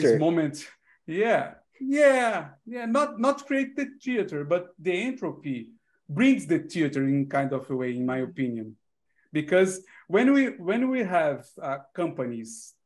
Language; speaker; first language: English; non-native, learner; Portuguese